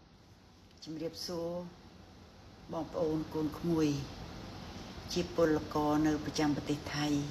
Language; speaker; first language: Khmer; native; Khmer